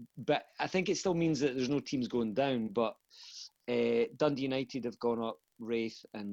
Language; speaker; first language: English; native; English